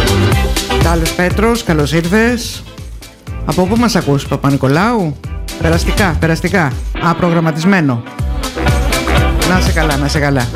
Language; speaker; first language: Greek; native; Greek